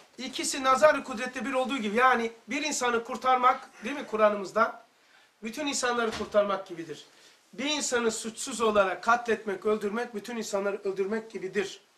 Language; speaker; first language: Turkish; native; Turkish